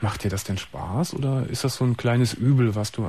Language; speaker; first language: German; native; German